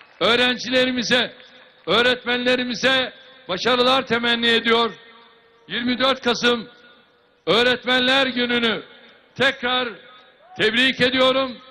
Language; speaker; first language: Turkish; native; Turkish